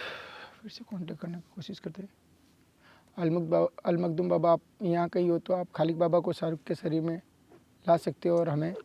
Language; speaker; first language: Hindi; native; Hindi